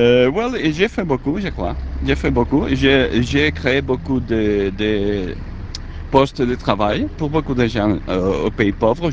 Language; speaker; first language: French; non-native, learner; Spanish